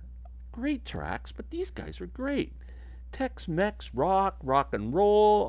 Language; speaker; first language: English; native; English